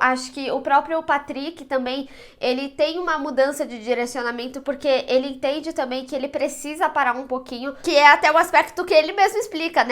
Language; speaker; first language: Portuguese; native; Portuguese